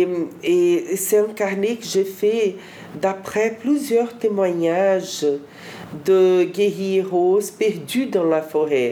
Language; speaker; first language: French; non-native, fluent; Portuguese